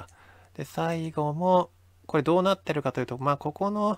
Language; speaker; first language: Japanese; native; Japanese